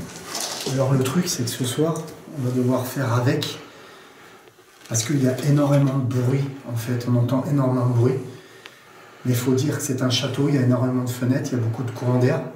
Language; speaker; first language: French; native; French